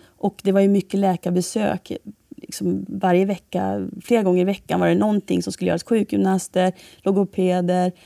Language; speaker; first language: Swedish; native; Swedish